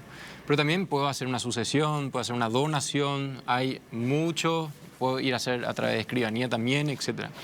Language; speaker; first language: Spanish; native; Spanish